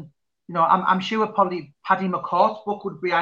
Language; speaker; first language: English; native; English